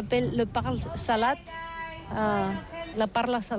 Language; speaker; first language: French; non-native, learner; Catalan